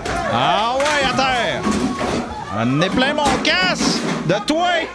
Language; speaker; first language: French; native; French